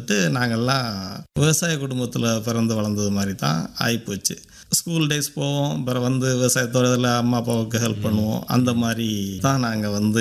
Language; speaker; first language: Tamil; native; Tamil